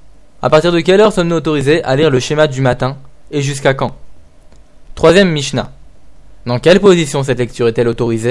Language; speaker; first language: French; native; French